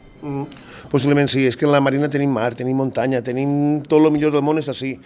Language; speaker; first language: Catalan; native; Catalan